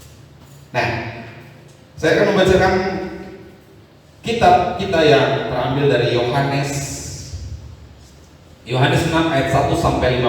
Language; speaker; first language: Indonesian; native; Indonesian